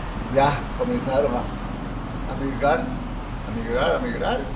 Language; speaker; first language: Spanish; native; Spanish